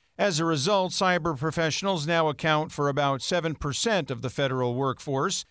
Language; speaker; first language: English; native; English